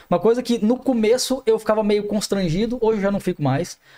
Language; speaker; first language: Portuguese; native; Portuguese